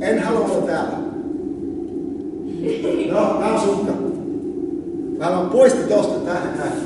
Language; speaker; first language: Finnish; non-native, learner; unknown